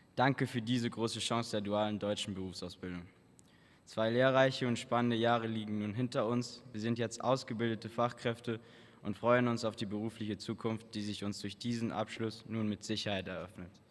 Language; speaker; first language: Spanish; native; Spanish